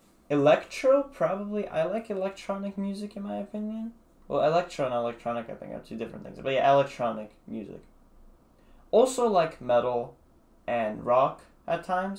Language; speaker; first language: English; early bilingual, other home language; Russian